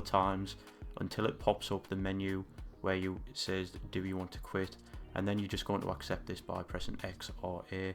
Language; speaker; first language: English; native; English